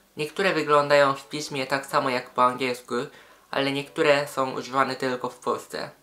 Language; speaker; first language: Polish; non-native, fluent; Japanese